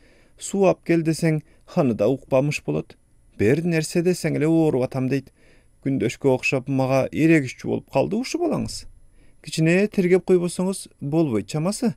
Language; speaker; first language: Kyrgyz; native; Kyrgyz